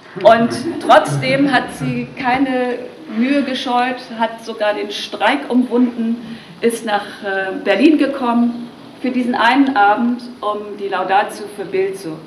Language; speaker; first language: German; native; German